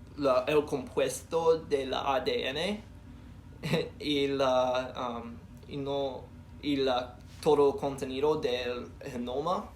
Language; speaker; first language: Spanish; non-native, learner; English